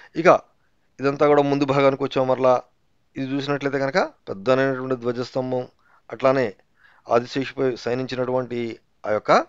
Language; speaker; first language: Telugu; native; Telugu